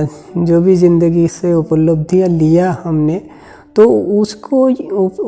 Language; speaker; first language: Hindi; non-native, local second language; Bangla